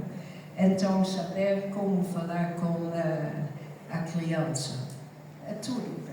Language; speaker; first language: Portuguese; non-native, fluent; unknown